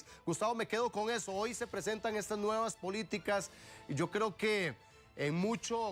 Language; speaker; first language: Spanish; native; Spanish